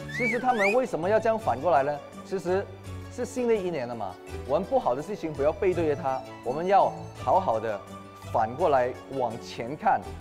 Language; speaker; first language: Chinese; non-native, local second language; Cantonese